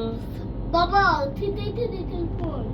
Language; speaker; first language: Swedish; early bilingual, other home language; Bangla